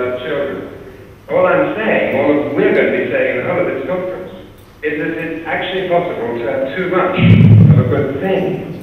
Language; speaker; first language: English; native; English